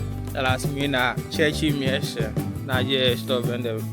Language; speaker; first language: Polish; non-native, learner; English